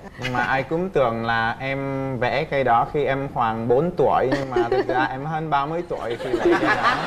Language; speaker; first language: Vietnamese; non-native, fluent; Czech